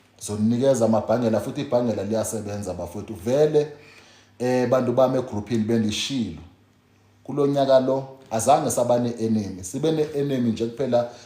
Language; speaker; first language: Zulu; native; Zulu